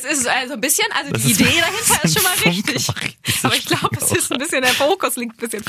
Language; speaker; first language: German; native; German